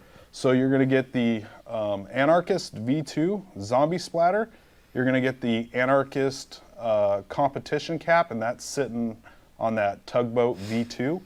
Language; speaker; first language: English; native; English